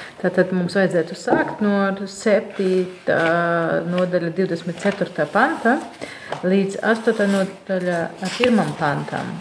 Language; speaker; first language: Latvian; non-native, fluent; German